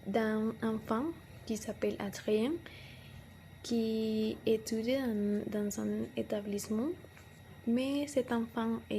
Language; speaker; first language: French; non-native, learner; Spanish